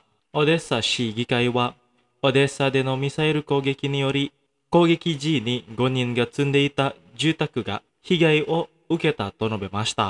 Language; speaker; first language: Japanese; non-native, fluent; Indonesian